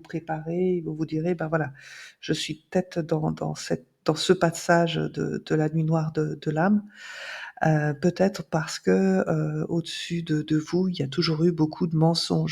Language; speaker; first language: French; native; French